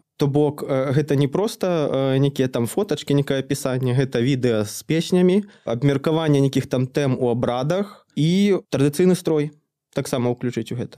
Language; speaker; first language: Belarusian; native; Belarusian